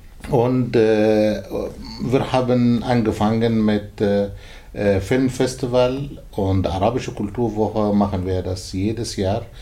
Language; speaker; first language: German; non-native, learner; Arabic